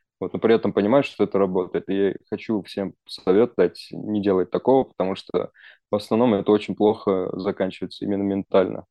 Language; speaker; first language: Russian; early bilingual, other home language; Armenian